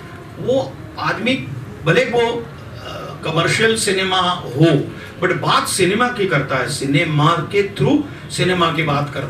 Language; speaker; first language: Hindi; native; Hindi